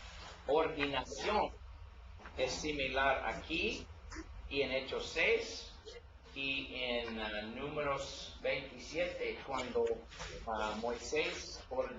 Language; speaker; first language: Spanish; non-native, learner; English